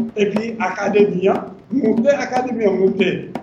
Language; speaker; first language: French; non-native, local second language; Haitian Creole